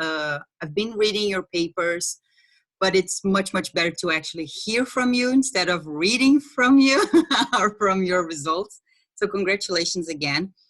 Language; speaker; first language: English; non-native, fluent; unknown